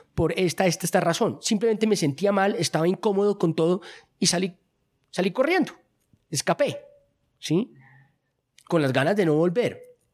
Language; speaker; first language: Spanish; native; Spanish